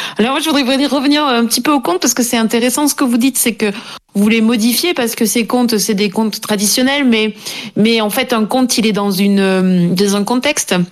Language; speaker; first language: French; native; French